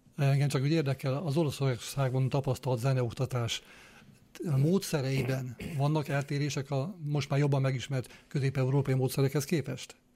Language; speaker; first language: Hungarian; native; Hungarian